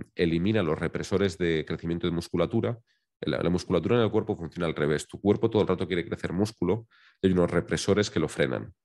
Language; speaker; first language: Spanish; native; Spanish